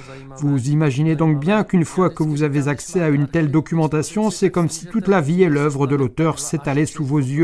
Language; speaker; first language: French; native; French